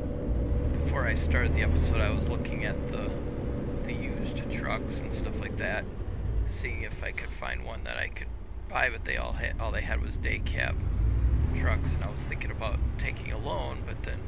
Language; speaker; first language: English; native; English